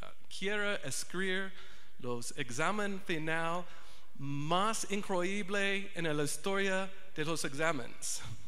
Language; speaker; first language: Spanish; non-native, learner; English